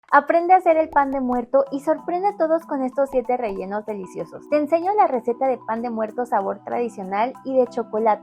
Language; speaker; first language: Spanish; native; Spanish